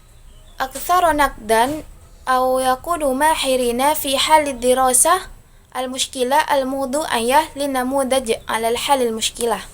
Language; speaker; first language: Arabic; non-native, learner; Indonesian